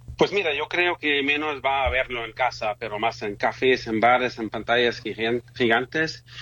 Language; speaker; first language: Spanish; non-native, fluent; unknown